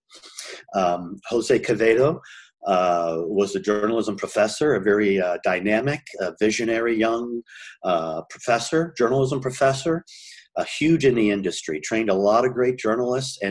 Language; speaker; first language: English; native; English